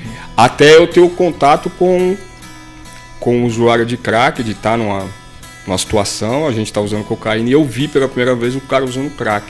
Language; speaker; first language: Portuguese; native; Portuguese